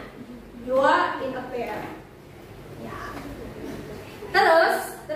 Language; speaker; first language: English; non-native, fluent; Indonesian